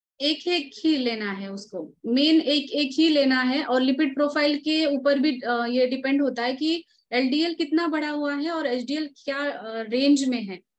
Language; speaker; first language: Hindi; non-native, local second language; Marathi